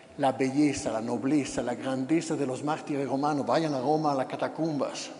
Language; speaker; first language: Spanish; non-native, fluent; Italian